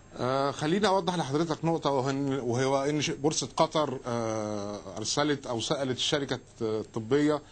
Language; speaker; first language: Arabic; native; Arabic